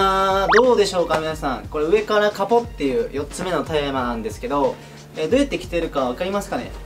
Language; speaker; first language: Japanese; native; Japanese